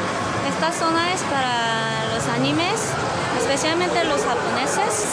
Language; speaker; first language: Spanish; non-native, fluent; Korean